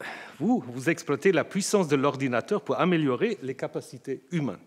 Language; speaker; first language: French; native; French